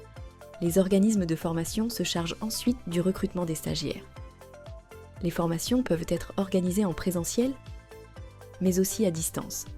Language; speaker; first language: French; native; French